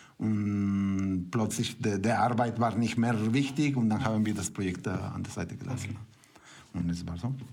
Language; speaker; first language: German; non-native, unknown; Spanish